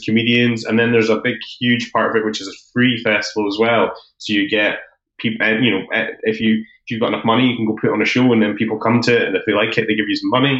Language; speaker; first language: English; native; English